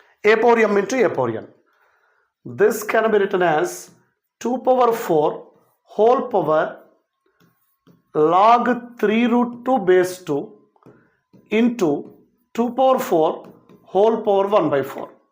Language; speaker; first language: English; non-native, local second language; Telugu